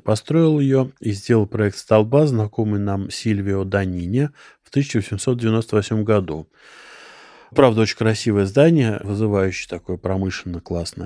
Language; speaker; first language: Russian; native; Russian